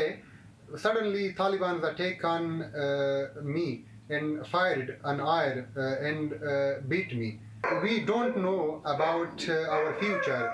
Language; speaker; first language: English; non-native, learner; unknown